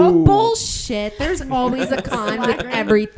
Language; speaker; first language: English; native; English